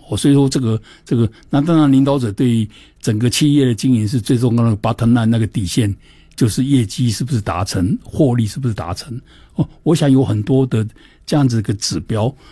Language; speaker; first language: Chinese; native; Chinese